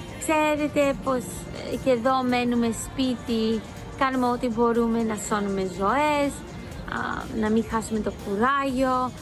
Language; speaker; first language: Greek; early bilingual, heritage; Greek